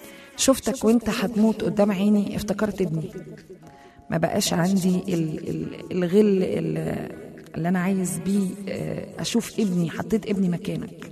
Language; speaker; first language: Arabic; native; Arabic